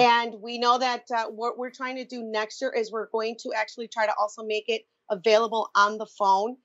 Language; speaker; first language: English; native; English